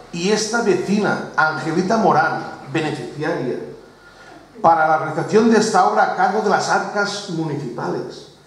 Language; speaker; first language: Spanish; non-native, local second language; Catalan